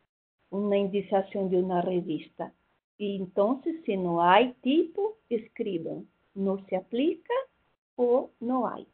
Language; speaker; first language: Spanish; non-native, fluent; Portuguese